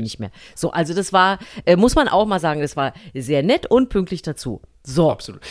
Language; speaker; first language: German; native; German